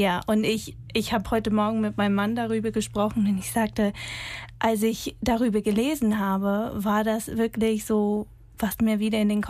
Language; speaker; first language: German; non-native, fluent; English